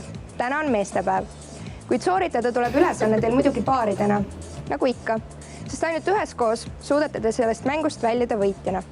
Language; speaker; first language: Estonian; native; Estonian